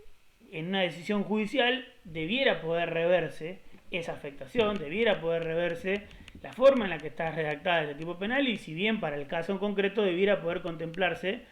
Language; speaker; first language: Spanish; native; Spanish